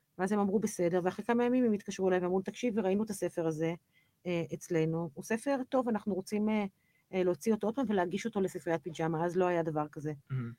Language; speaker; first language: Hebrew; native; Hebrew